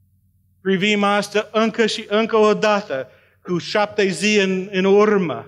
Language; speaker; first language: Romanian; non-native, learner; English